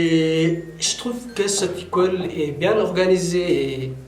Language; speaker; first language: French; non-native, learner; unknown